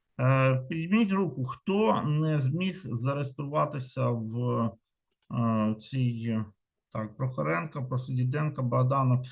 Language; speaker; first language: Ukrainian; non-native, local second language; Russian